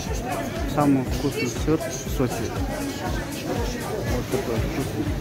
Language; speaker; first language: Russian; non-native, learner; Azerbaijani